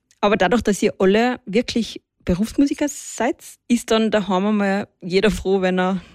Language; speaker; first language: German; native; German